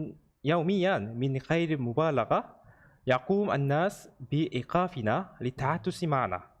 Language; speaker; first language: Arabic; non-native, learner; Korean